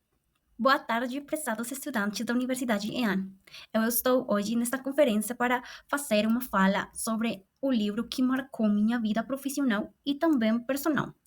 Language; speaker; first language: Portuguese; non-native, fluent; Spanish